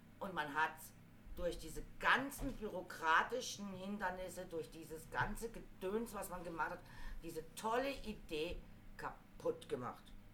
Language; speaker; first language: German; native; German